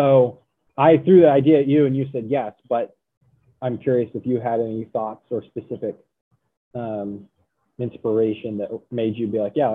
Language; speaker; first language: English; native; English